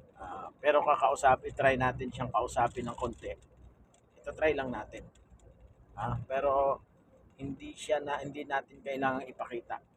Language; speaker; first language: Filipino; native; Filipino